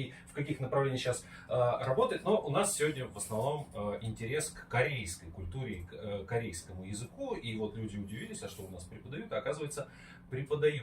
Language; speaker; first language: Russian; native; Russian